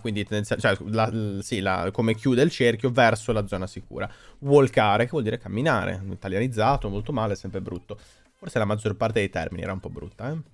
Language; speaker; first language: Italian; native; Italian